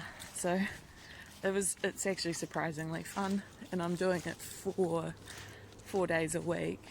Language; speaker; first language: English; native; English